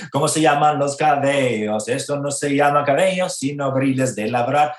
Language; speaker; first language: Spanish; non-native, fluent; English